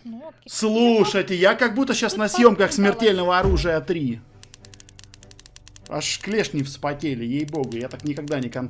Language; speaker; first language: Russian; native; Russian